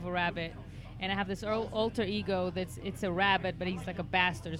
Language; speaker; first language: English; non-native, fluent; Hebrew